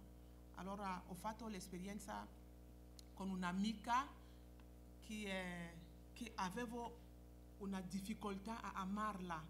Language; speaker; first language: Italian; non-native, fluent; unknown